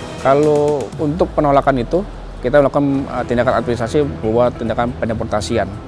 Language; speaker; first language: Indonesian; native; Indonesian